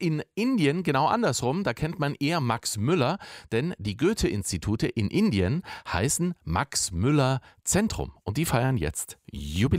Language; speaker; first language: German; native; German